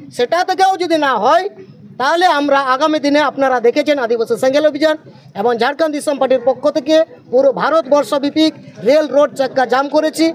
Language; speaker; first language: Bangla; non-native, local second language; Santali